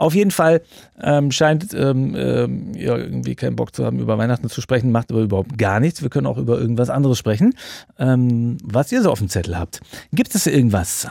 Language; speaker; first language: German; native; German